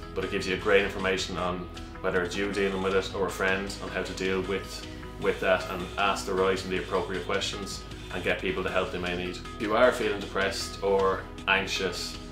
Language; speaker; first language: English; native; English